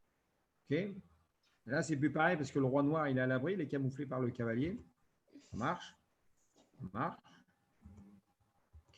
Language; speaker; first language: French; native; French